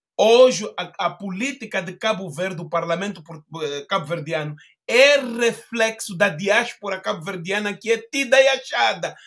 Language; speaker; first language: Portuguese; native; Portuguese